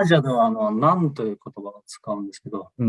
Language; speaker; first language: Japanese; non-native, fluent; Kyrgyz